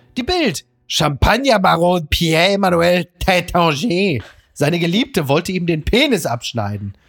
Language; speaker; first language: German; native; German